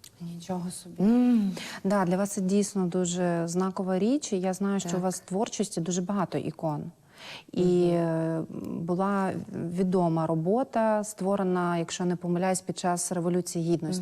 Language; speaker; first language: Ukrainian; native; Ukrainian